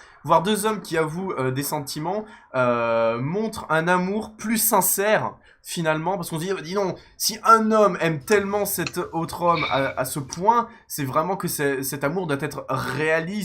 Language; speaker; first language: French; native; French